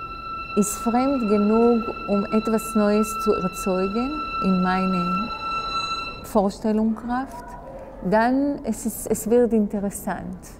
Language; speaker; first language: German; non-native, fluent; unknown